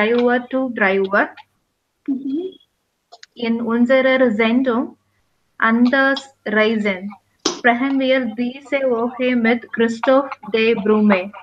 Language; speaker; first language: German; non-native, learner; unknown